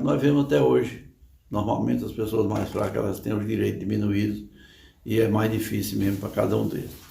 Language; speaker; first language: Portuguese; native; Portuguese